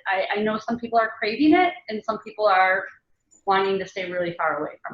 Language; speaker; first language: English; native; English